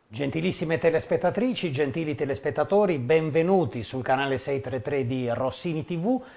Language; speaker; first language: Italian; native; Italian